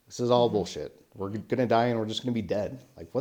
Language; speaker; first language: English; native; English